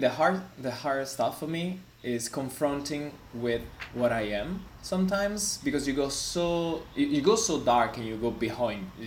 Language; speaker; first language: English; non-native, fluent; Italian